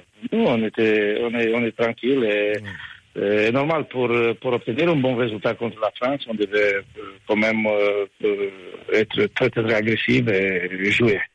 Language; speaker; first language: French; non-native, fluent; Romanian